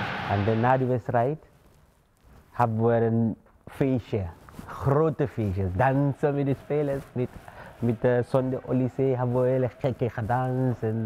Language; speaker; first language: Dutch; non-native, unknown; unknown